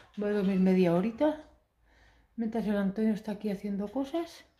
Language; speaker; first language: Spanish; early bilingual, other home language; Arabic